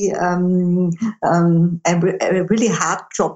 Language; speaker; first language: English; non-native, fluent; German